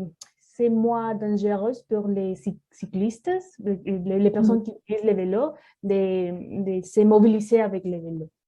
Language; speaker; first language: French; non-native, learner; Spanish